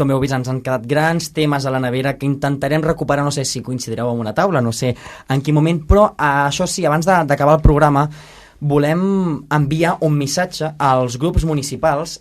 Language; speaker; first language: Catalan; native; Catalan